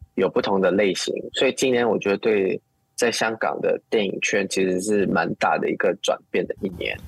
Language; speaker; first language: Chinese; native; Chinese